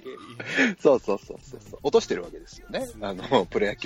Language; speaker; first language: Japanese; native; Japanese